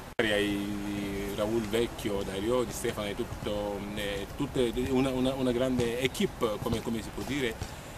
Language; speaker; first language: Italian; non-native, fluent; Mandingo